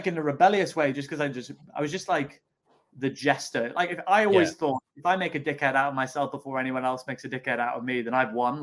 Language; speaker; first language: English; native; English